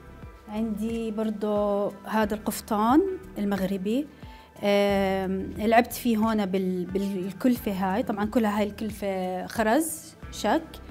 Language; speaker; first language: Arabic; native; Arabic